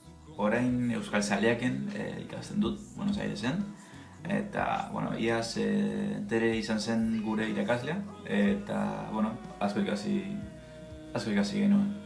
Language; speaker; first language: Basque; non-native, learner; Spanish